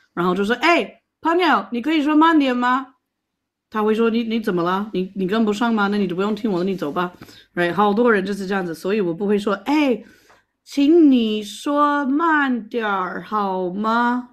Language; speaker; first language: Chinese; non-native, fluent; English